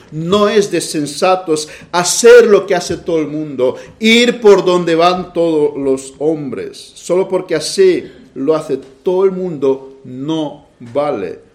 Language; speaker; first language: Spanish; non-native, fluent; Romanian